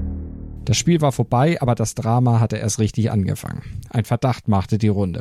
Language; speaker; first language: German; native; German